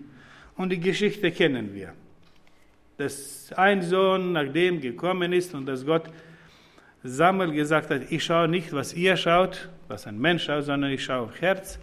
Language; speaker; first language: German; non-native, fluent; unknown